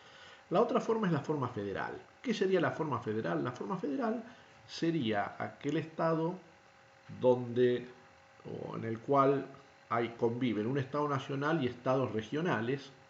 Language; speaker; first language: Spanish; native; Spanish